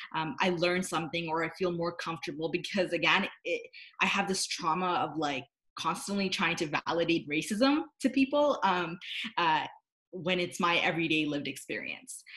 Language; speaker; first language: English; native; English